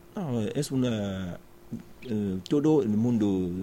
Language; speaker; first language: Spanish; non-native, learner; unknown